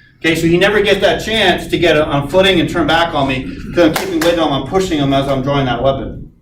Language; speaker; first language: English; native; English